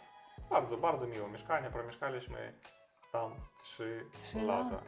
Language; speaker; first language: Polish; non-native, learner; Russian